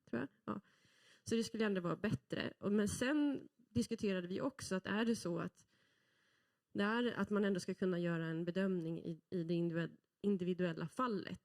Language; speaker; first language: Swedish; native; Swedish